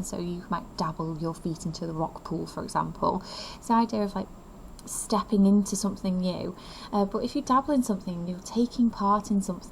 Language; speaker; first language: English; native; English